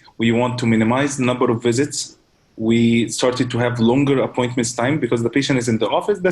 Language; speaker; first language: English; non-native, fluent; Arabic